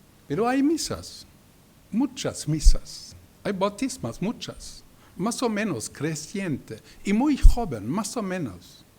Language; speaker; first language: Spanish; non-native, learner; German